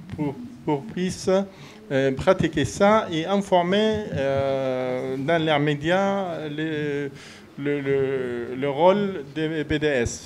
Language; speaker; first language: French; non-native, fluent; Arabic